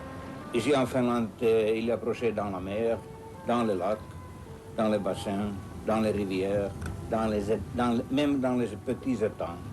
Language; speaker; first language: French; non-native, fluent; Finnish